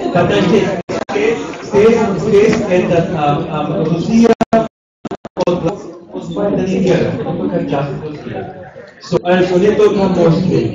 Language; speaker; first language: Russian; non-native, learner; German